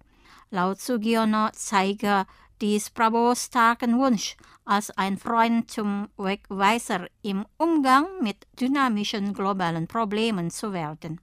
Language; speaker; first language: German; non-native, fluent; Indonesian